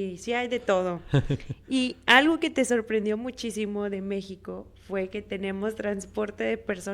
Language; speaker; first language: Spanish; native; Spanish